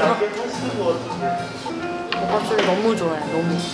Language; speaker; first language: Korean; native; Korean